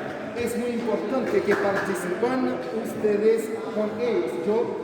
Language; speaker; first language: Spanish; non-native, learner; Haitian Creole